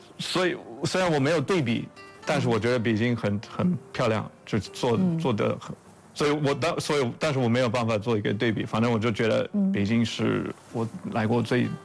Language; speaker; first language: Chinese; non-native, fluent; English